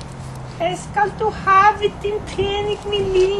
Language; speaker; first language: Danish; non-native, learner; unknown